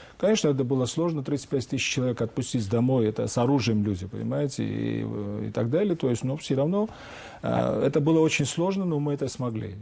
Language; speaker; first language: Russian; non-native, local second language; Georgian